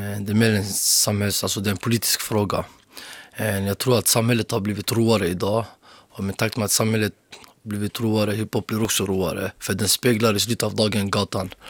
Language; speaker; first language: Swedish; early bilingual, other home language; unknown